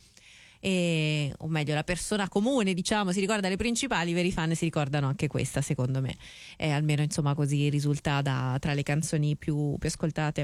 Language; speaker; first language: Italian; early bilingual, heritage; Italian